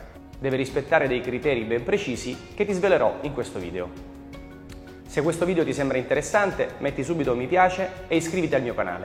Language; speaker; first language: Italian; native; Italian